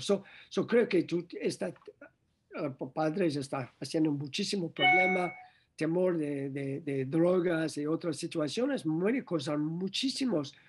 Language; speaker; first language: Spanish; non-native, learner; English